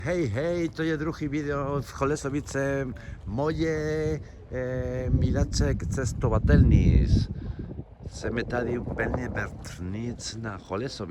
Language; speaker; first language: Czech; non-native, learner; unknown